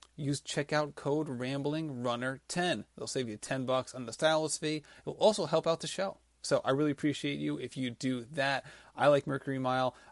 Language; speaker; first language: English; native; English